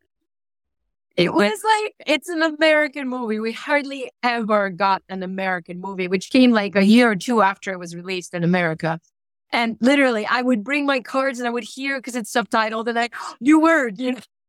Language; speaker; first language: English; non-native, fluent; Bulgarian